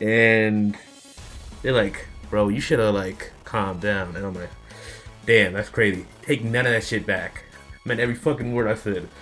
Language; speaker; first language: English; native; English